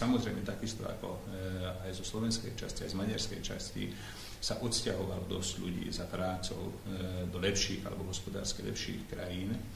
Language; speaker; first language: Slovak; non-native, local second language; Hungarian